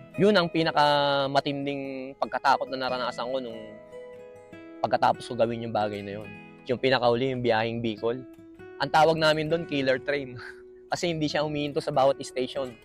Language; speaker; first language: Filipino; native; Filipino